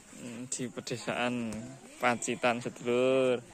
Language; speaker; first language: Indonesian; non-native, local second language; Javanese